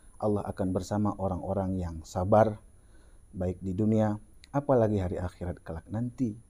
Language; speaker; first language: Indonesian; non-native, local second language; Achinese